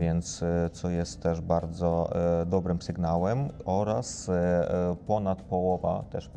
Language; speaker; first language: Polish; non-native, fluent; Ukrainian